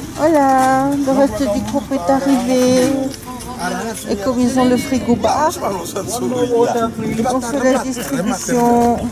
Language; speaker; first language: French; native; French